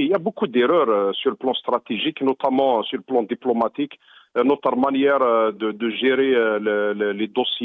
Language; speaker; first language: French; non-native, local second language; Arabic